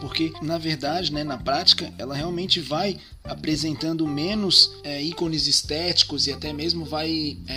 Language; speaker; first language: Portuguese; native; Portuguese